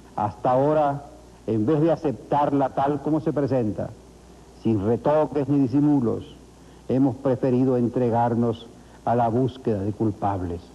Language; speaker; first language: Spanish; native; Spanish